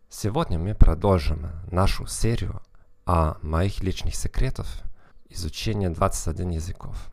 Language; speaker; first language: Russian; non-native, fluent; German